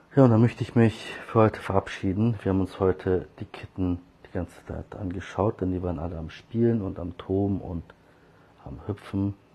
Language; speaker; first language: German; early bilingual, other home language; Turkish